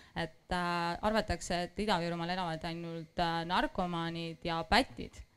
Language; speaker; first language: Estonian; non-native, local second language; Russian